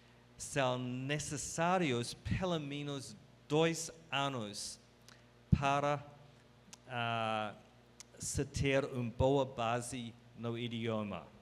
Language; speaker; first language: Portuguese; non-native, fluent; English